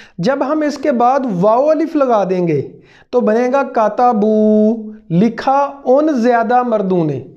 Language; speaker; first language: Urdu; native; Urdu